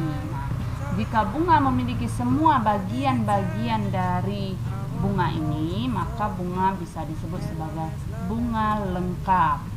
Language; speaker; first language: Indonesian; native; Indonesian